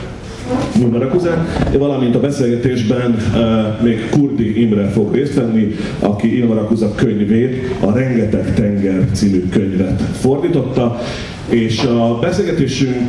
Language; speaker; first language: Hungarian; native; Hungarian